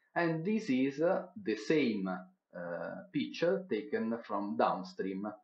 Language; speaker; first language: English; non-native, fluent; Italian